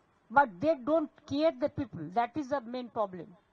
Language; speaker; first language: English; non-native, local second language; Bangla